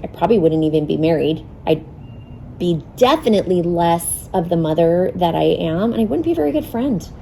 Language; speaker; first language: English; native; English